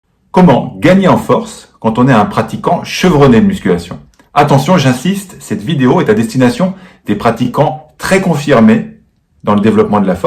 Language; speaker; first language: French; native; French